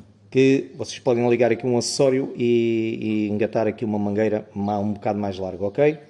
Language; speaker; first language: Portuguese; native; Portuguese